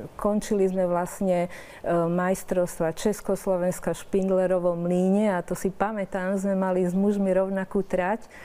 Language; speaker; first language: Slovak; native; Slovak